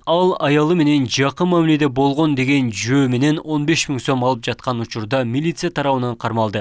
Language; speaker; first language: Kyrgyz; native; Kyrgyz